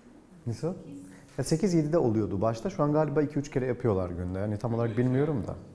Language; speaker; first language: Turkish; native; Turkish